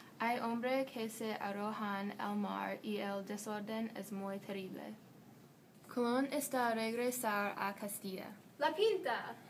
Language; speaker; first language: Spanish; non-native, learner; English